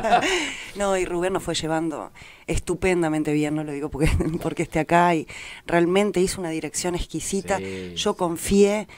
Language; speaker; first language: Spanish; native; Spanish